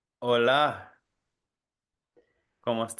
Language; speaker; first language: Spanish; non-native, learner; English